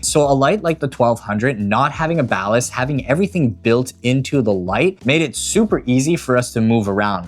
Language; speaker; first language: English; native; English